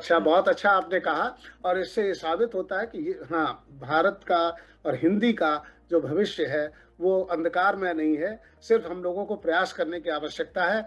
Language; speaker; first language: Hindi; native; Hindi